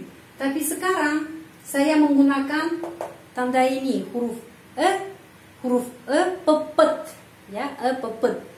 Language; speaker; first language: Indonesian; non-native, fluent; Russian